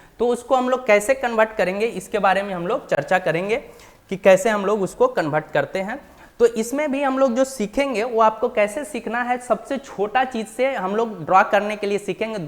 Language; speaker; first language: Hindi; native; Hindi